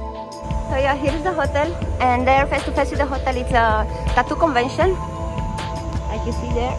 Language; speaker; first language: English; non-native, fluent; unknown